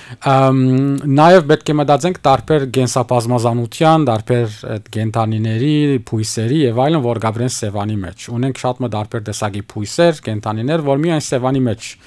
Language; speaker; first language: Armenian; early bilingual, heritage; Armenian